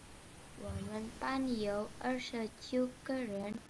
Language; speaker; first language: Chinese; non-native, learner; Indonesian